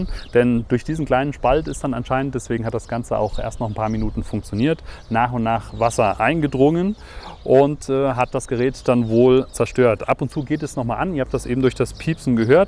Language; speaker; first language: German; native; German